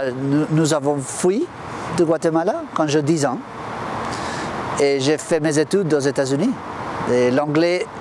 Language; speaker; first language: French; non-native, fluent; Spanish